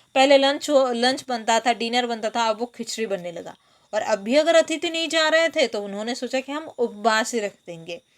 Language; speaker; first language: Hindi; non-native, local second language; Bangla